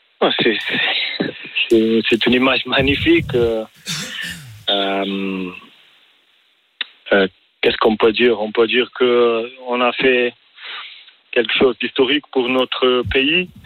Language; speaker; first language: French; non-native, learner; Portuguese